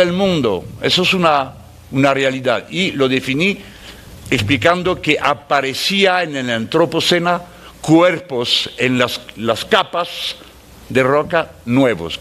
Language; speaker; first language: Spanish; non-native, fluent; French